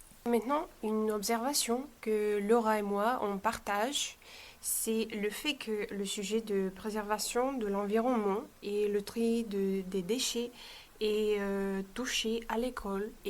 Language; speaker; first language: French; non-native, fluent; Bulgarian